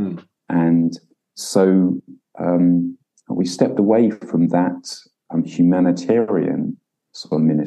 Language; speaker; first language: English; native; English